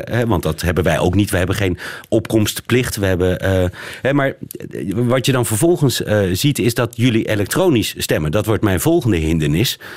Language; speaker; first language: Dutch; native; Dutch